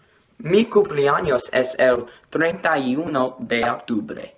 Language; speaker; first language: Spanish; non-native, learner; English